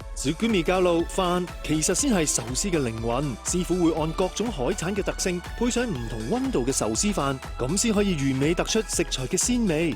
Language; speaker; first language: Cantonese; native; Cantonese